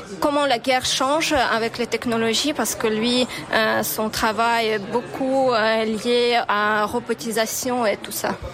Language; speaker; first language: French; non-native, fluent; Ukrainian